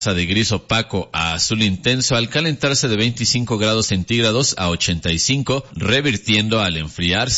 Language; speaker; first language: Spanish; native; Spanish